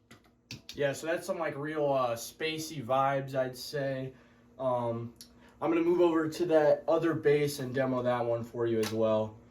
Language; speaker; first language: English; native; English